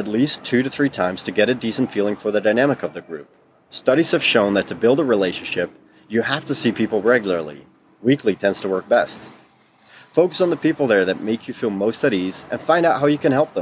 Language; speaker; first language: English; non-native, fluent; Dutch